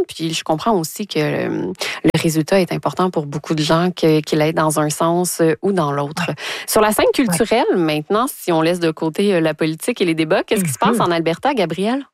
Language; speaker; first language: French; native; French